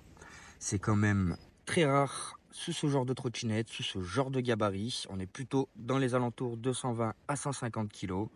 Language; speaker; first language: French; native; French